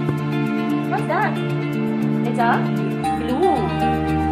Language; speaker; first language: English; non-native, local second language; Filipino